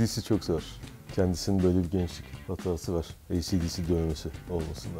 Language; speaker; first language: Turkish; native; Turkish